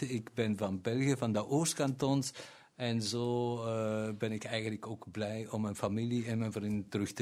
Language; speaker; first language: Dutch; non-native, local second language; German